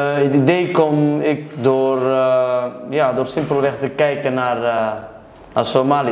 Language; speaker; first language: Dutch; early bilingual, other home language; Somali